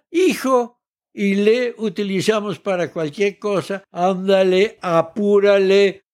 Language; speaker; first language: Spanish; early bilingual, heritage; Dutch